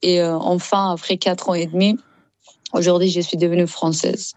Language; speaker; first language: French; non-native, learner; Persian